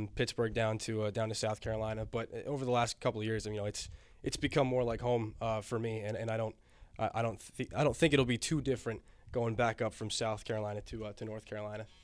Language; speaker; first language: English; native; English